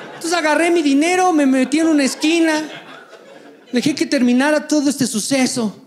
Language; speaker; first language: Spanish; native; Spanish